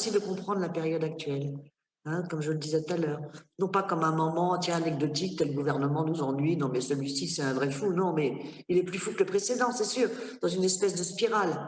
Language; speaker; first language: French; native; French